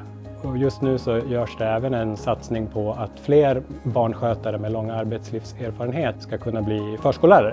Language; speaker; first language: Swedish; native; Swedish